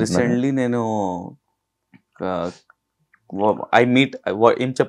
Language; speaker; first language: Telugu; non-native, learner; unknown